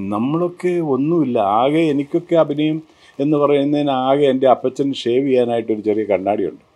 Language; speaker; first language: Malayalam; native; Malayalam